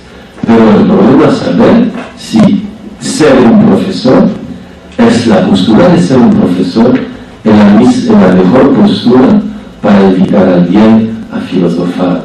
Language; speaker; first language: Spanish; non-native, fluent; French